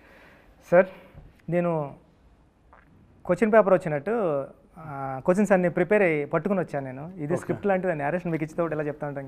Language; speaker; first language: Telugu; native; Telugu